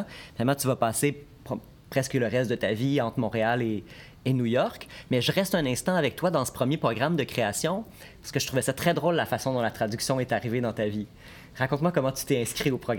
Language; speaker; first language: French; native; French